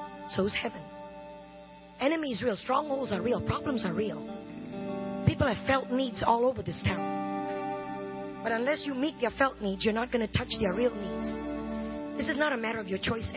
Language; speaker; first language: English; non-native, local second language; Tamil